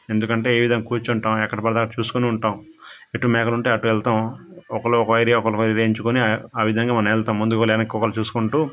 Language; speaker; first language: Telugu; non-native, local second language; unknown